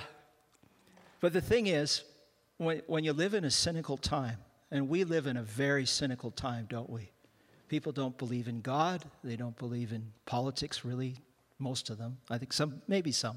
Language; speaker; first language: English; native; English